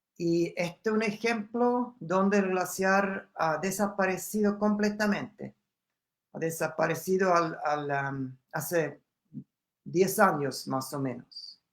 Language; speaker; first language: Spanish; non-native, fluent; German